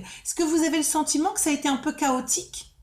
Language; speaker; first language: French; native; French